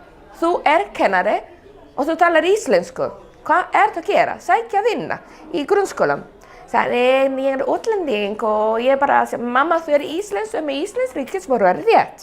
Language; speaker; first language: Icelandic; non-native, fluent; Spanish